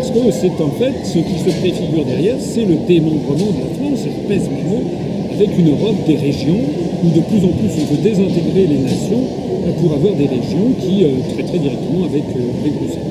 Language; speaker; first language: French; native; French